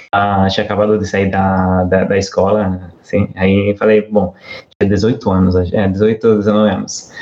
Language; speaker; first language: Portuguese; non-native, fluent; Italian